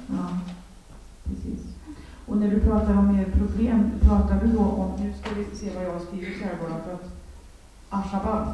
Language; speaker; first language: Swedish; native; Swedish